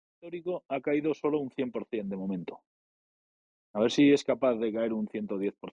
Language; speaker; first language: Spanish; native; Spanish